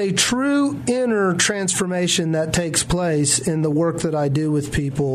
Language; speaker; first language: English; native; English